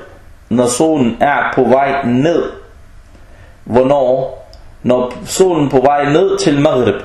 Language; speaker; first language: Danish; non-native, fluent; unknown